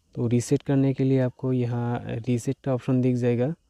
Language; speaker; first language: Hindi; non-native, local second language; Bangla